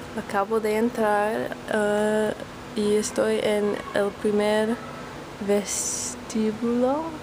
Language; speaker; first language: Spanish; non-native, learner; English